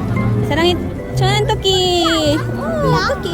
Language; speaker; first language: Korean; non-native, learner; Filipino